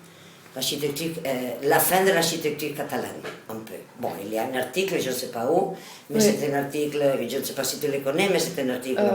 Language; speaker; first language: French; non-native, learner; Catalan